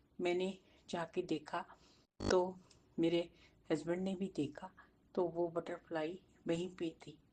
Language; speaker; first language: Hindi; non-native, local second language; Punjabi